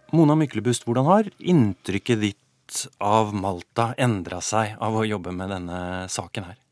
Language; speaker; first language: Norwegian; native; Norwegian